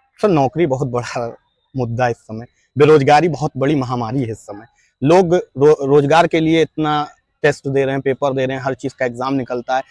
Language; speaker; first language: Hindi; native; Hindi